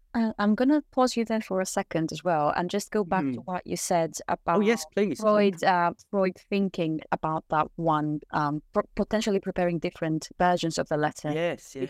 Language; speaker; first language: English; non-native, fluent; Greek